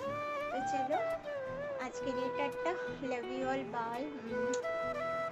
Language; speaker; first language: Hindi; non-native, local second language; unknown